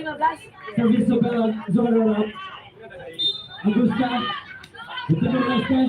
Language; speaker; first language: Portuguese; non-native, local second language; Tetum